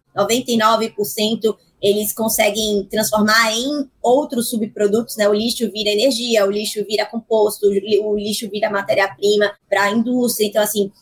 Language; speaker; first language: Portuguese; native; Portuguese